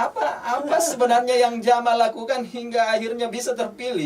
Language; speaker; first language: Indonesian; native; Indonesian